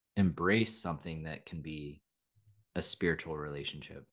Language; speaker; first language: English; native; English